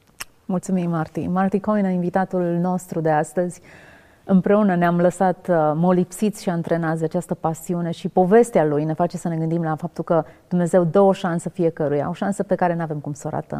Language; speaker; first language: Romanian; native; Romanian